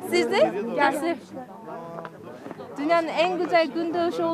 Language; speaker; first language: Turkish; non-native, fluent; Korean